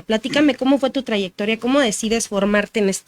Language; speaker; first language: Spanish; native; Spanish